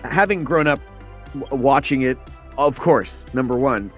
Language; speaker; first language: English; native; English